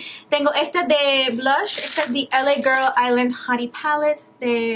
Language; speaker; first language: Spanish; early bilingual, heritage; Spanish